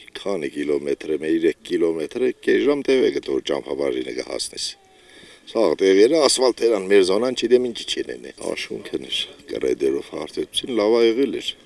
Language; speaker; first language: Armenian; native; Armenian